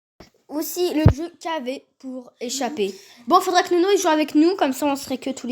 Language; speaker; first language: French; native; French